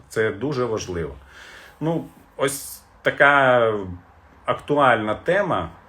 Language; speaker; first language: Ukrainian; non-native, local second language; Russian